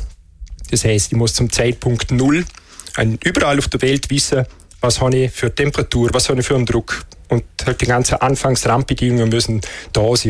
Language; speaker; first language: German; native; German